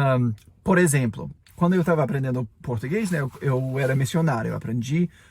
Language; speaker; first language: Portuguese; non-native, fluent; English